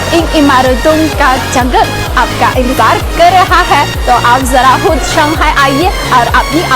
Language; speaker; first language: Urdu; non-native, fluent; Chinese